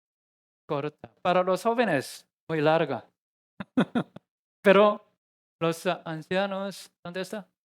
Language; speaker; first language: Spanish; non-native, learner; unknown